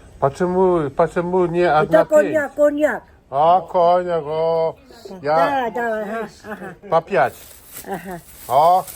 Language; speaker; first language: Russian; non-native, learner; Polish